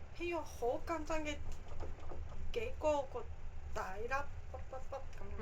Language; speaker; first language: Cantonese; non-native, fluent; Japanese